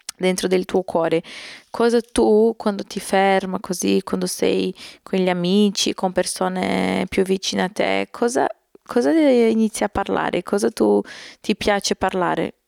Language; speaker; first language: Italian; non-native, fluent; Portuguese